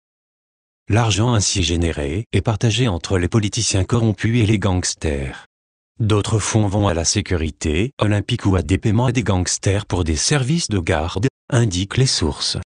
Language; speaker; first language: French; native; French